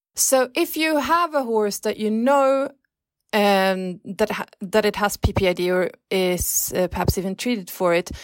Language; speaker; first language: English; non-native, fluent; Swedish